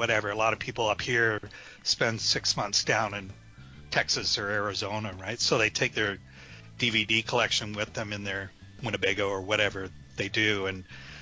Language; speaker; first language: English; native; English